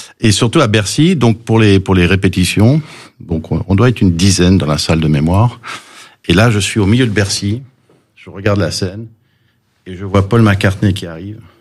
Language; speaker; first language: French; early bilingual, other home language; English